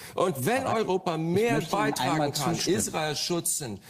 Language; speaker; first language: German; non-native, fluent; English